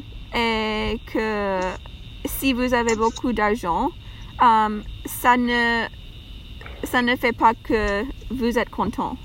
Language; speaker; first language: French; non-native, learner; English